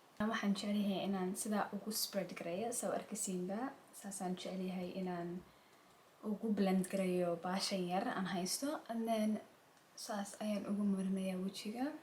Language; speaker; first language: Somali; early bilingual, heritage; Somali